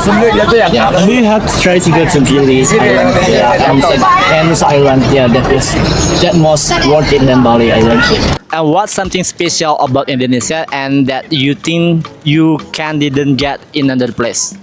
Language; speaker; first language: English; non-native, learner; Indonesian